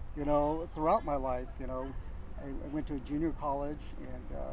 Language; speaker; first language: English; native; English